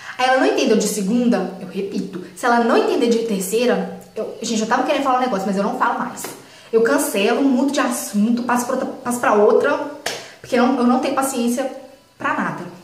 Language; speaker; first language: Portuguese; native; Portuguese